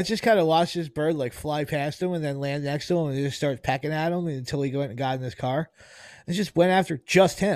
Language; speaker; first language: English; native; English